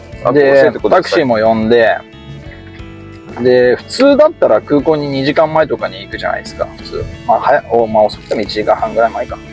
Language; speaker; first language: Japanese; native; Japanese